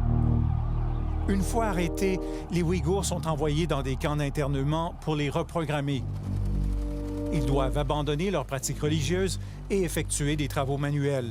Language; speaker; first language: French; native; French